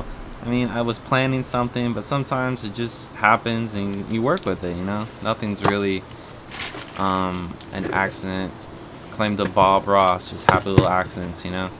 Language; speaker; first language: English; native; English